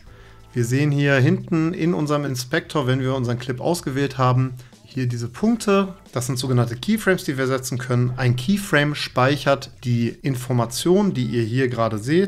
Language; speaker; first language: German; native; German